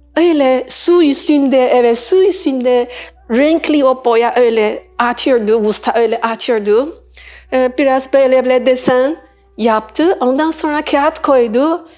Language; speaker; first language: Turkish; non-native, learner; Chinese